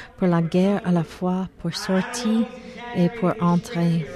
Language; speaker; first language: French; non-native, learner; English